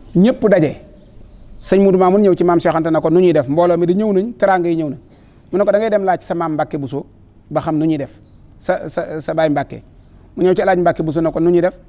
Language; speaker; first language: Wolof; native; Wolof